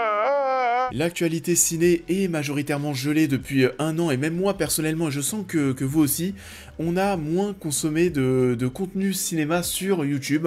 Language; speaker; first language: French; native; French